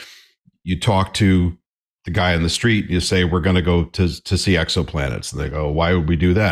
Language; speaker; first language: English; native; English